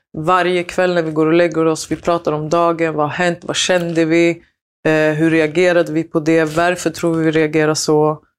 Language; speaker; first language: Swedish; early bilingual, other home language; Spanish